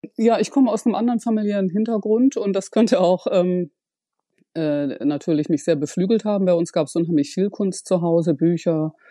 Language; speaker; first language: German; native; German